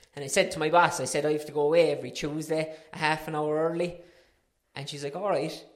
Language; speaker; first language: English; native; English